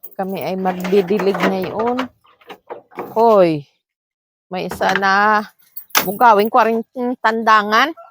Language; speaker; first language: Filipino; native; Filipino